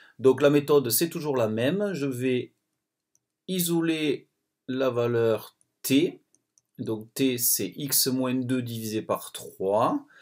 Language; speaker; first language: French; native; French